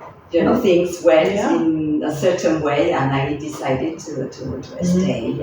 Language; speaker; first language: English; non-native, fluent; Spanish